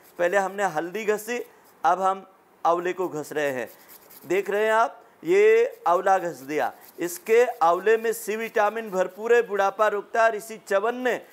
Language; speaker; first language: Hindi; native; Hindi